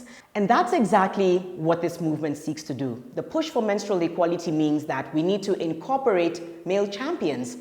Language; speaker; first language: English; non-native, local second language; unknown